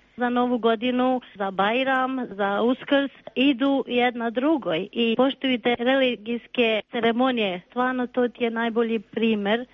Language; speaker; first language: Serbian; non-native, local second language; Albanian